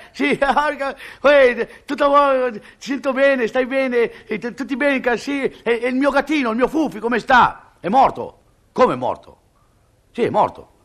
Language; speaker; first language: Italian; native; Italian